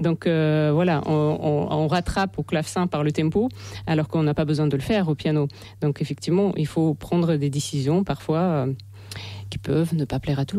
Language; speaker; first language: French; non-native, fluent; Russian